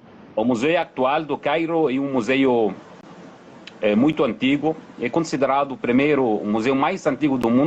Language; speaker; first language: Portuguese; non-native, fluent; Arabic